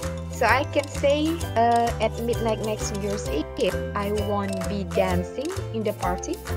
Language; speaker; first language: English; non-native, fluent; Indonesian